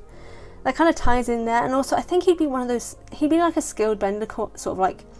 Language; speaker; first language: English; native; English